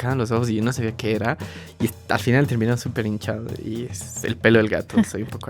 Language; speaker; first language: Spanish; native; Spanish